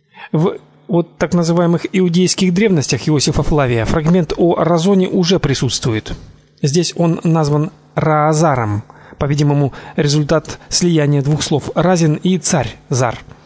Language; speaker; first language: Russian; native; Russian